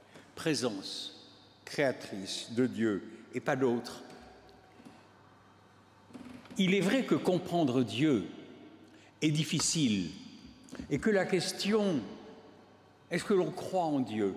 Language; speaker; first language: French; native; French